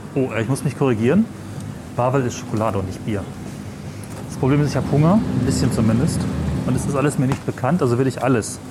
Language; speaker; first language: German; native; German